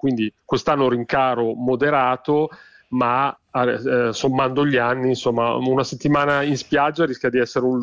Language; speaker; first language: Italian; native; Italian